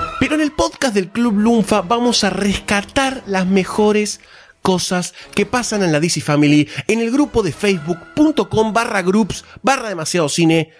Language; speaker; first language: Spanish; native; Spanish